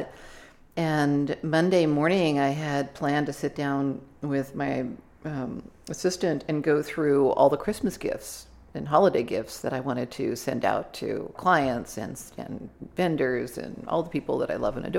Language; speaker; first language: English; native; English